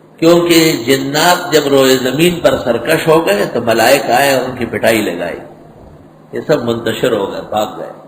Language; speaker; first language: Urdu; non-native, local second language; Pashto